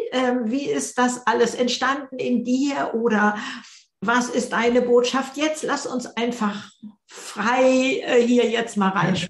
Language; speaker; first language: German; native; German